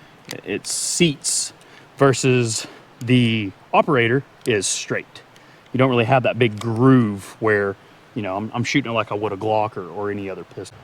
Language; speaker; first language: English; native; English